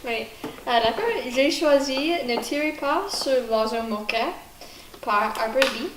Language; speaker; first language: French; non-native, learner; English